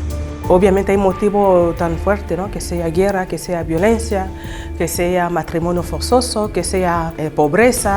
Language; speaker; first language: Spanish; non-native, fluent; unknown